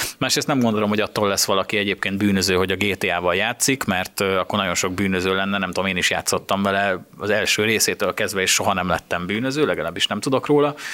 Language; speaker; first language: Hungarian; native; Hungarian